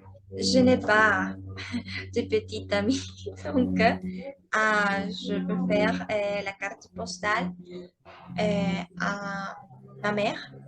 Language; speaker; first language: French; non-native, learner; Spanish